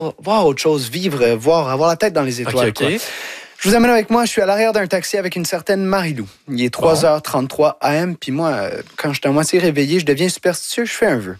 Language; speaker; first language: French; native; French